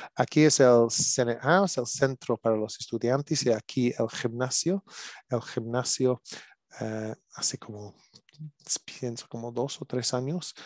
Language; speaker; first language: Spanish; non-native, learner; English